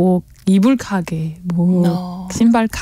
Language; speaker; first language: Korean; non-native, learner; French